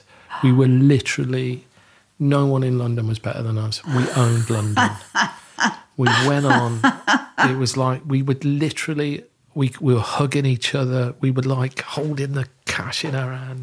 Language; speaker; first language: English; native; English